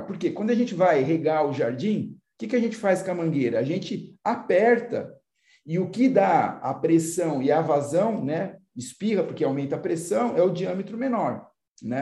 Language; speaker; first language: Portuguese; native; Portuguese